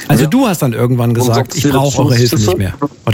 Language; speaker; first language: German; native; German